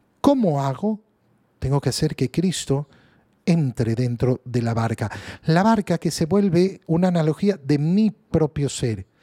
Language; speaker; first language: Spanish; native; Spanish